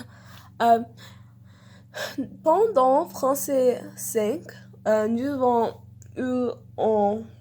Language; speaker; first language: French; non-native, learner; English